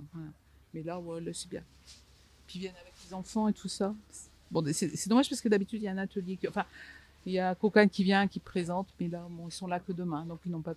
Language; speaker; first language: French; native; French